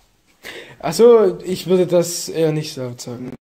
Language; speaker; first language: German; native; German